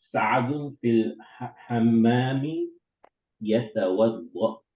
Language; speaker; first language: Arabic; non-native, learner; English